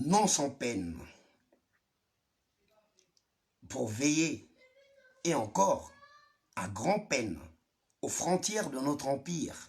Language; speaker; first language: French; non-native, local second language; Lingala